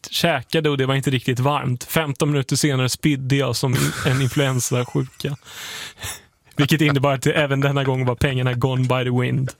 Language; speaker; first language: Swedish; native; Swedish